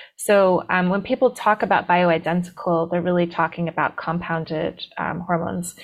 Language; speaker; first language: English; native; English